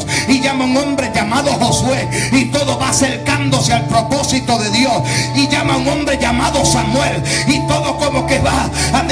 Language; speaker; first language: Spanish; native; Spanish